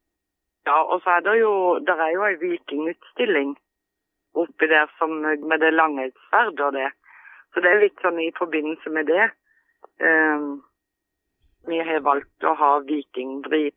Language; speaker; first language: Norwegian; native; Norwegian